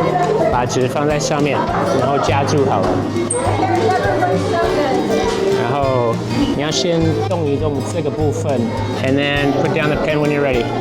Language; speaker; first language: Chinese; non-native, fluent; English